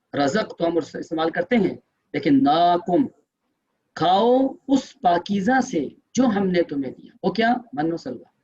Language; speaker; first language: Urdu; native; Urdu